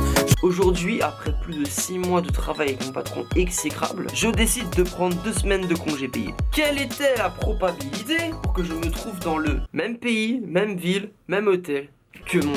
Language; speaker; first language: French; native; French